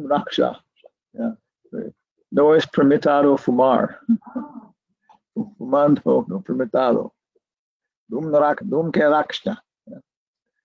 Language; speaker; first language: Spanish; non-native, learner; English